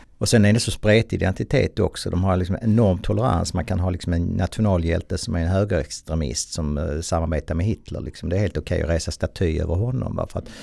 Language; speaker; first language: Swedish; native; Swedish